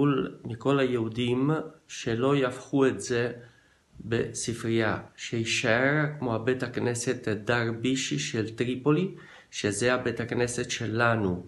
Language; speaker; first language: Hebrew; non-native, fluent; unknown